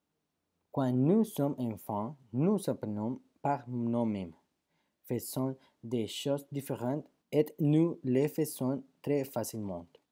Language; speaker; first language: French; non-native, fluent; Spanish